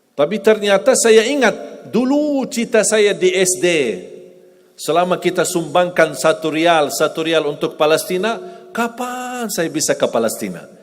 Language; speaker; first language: Indonesian; non-native, fluent; Arabic